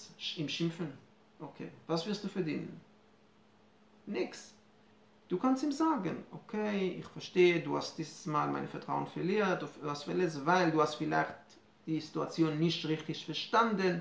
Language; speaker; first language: German; non-native, fluent; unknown